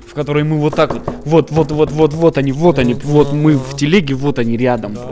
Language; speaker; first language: Russian; native; Russian